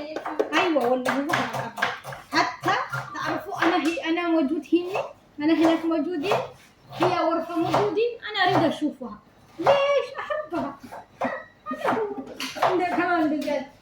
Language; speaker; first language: Arabic; non-native, learner; Amharic